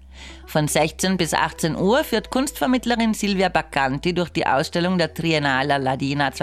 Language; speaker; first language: German; native; German